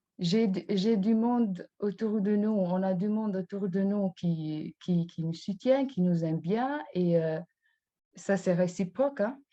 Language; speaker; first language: French; non-native, fluent; Albanian